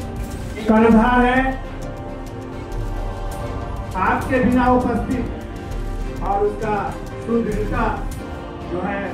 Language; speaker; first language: Hindi; native; Hindi